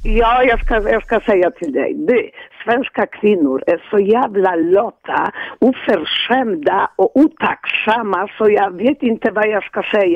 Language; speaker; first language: Swedish; non-native, fluent; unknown